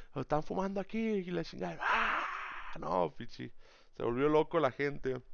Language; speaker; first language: Spanish; early bilingual, other home language; English